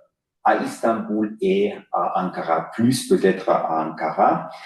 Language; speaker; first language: French; non-native, fluent; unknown